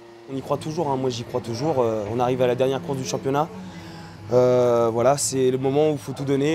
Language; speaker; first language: French; native; French